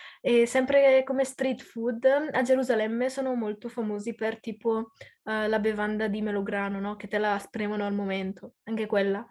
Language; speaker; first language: Italian; early bilingual, other home language; Arabic